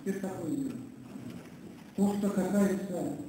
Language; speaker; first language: Russian; non-native, local second language; Kazakh